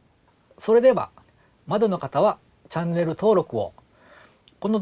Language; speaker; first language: Japanese; native; Japanese